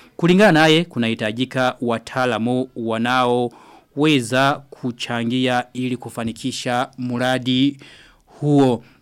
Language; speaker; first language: Swahili; non-native, local second language; Rundi